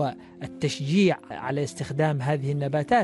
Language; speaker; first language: Arabic; native; Arabic